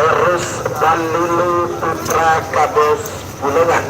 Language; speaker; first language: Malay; non-native, local second language; Madurese